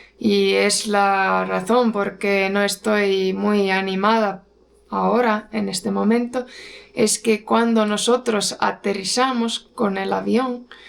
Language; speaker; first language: Spanish; non-native, fluent; Portuguese